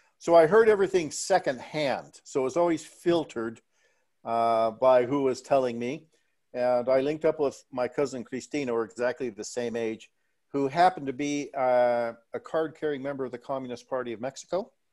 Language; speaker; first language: English; early bilingual, other home language; Spanish